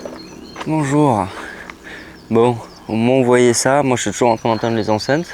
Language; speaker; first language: French; native; French